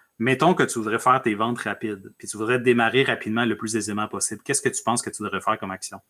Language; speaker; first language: French; early bilingual, other home language; Spanish